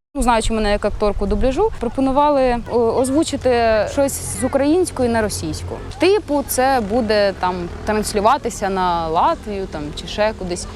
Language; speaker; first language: Ukrainian; native; Ukrainian